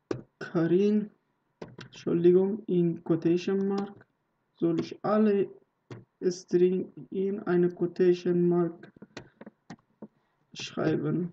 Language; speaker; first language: German; non-native, learner; Persian